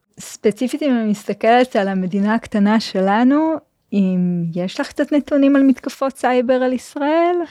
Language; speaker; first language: Hebrew; native; Hebrew